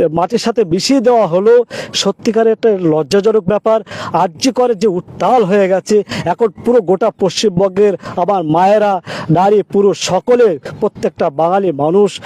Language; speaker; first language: Bangla; native; Bangla